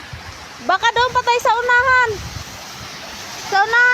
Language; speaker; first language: Filipino; non-native, local second language; Cebuano